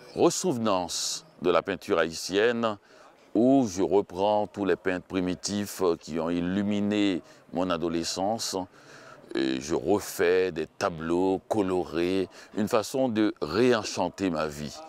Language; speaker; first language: French; native; French